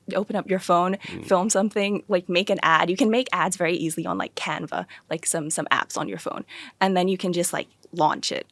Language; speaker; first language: English; early bilingual, other home language; Thai